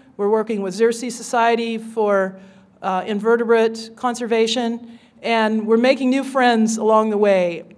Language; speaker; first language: English; native; English